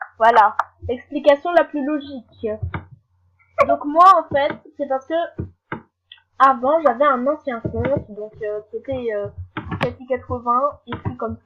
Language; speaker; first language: French; native; French